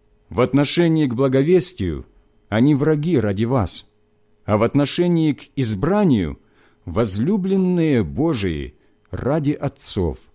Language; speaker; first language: Russian; native; Russian